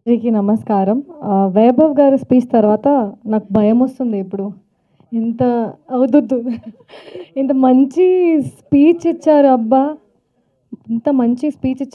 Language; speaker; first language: Telugu; non-native, fluent; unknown